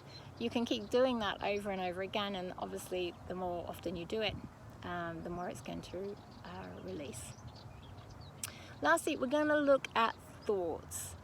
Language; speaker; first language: English; native; English